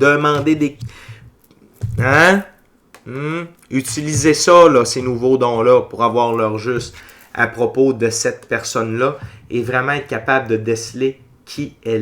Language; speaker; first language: French; native; French